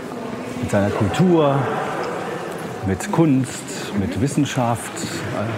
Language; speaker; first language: German; native; German